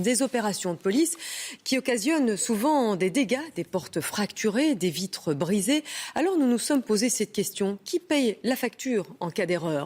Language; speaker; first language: French; native; French